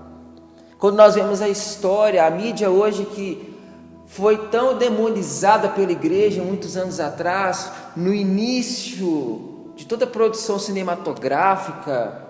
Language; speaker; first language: Portuguese; native; Portuguese